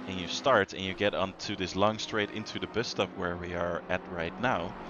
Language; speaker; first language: English; non-native, fluent; Dutch